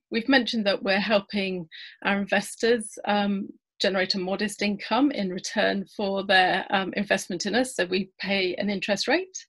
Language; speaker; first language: English; native; English